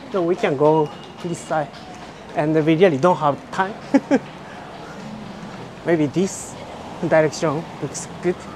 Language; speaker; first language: English; non-native, learner; Japanese